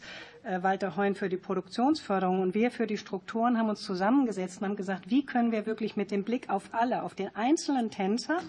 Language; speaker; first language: German; native; German